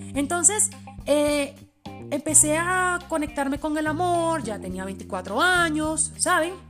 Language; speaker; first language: Spanish; early bilingual, other home language; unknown